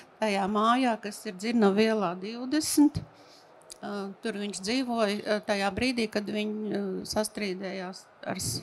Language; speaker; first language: Latvian; native; Latvian